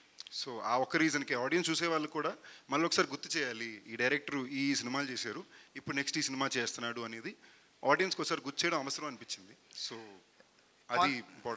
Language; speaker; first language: Telugu; native; Telugu